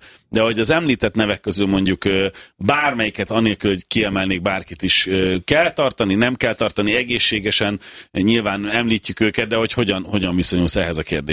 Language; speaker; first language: Hungarian; native; Hungarian